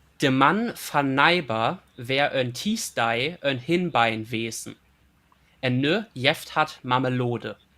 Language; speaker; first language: Dutch; non-native, learner; German